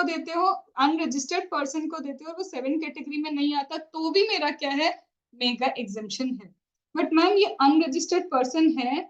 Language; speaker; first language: Hindi; native; Hindi